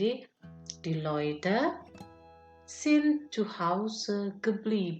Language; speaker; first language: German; non-native, fluent; Indonesian